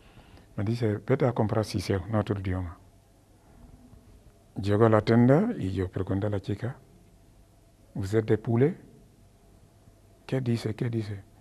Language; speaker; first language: Spanish; non-native, learner; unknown